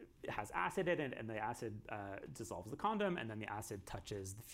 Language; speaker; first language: English; native; English